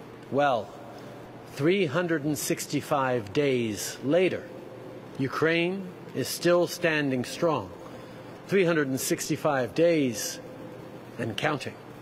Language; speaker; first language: English; native; English